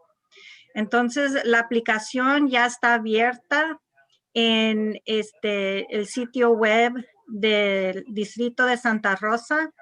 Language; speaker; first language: Spanish; non-native, local second language; English